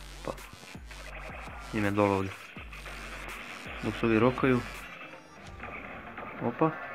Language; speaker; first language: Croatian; early bilingual, heritage; Croatian